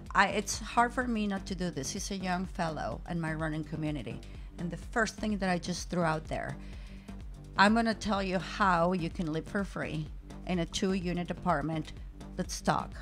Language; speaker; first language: English; non-native, fluent; Spanish